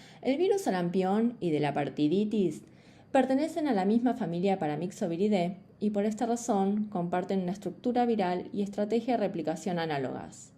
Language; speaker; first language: Spanish; native; Spanish